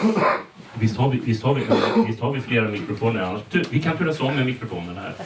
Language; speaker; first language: Swedish; native; Swedish